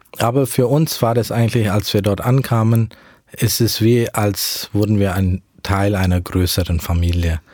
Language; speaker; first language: German; early bilingual, heritage; German